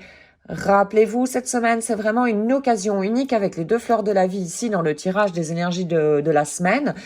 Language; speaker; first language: French; native; French